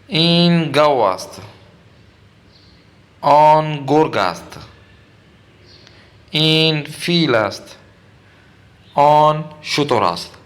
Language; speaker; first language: Persian; non-native, fluent; Urdu